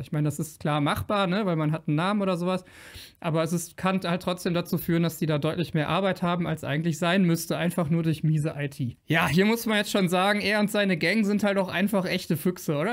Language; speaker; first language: German; native; German